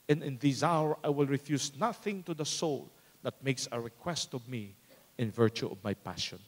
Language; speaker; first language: English; non-native, local second language; Filipino